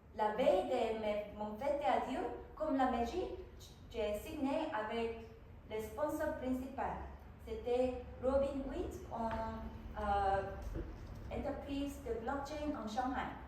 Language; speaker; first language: French; non-native, learner; Korean